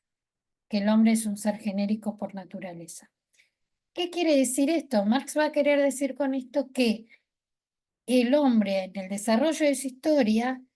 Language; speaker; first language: Spanish; native; Spanish